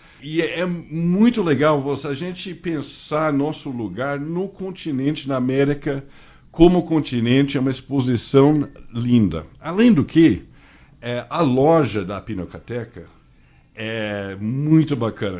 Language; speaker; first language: Portuguese; non-native, fluent; English